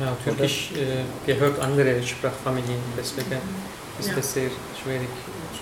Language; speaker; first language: German; non-native, learner; Turkish